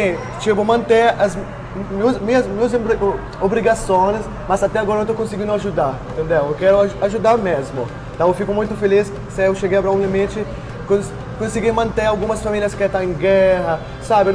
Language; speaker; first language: Portuguese; non-native, fluent; Arabic